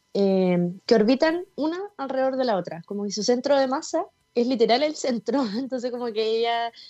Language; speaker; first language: Spanish; native; Spanish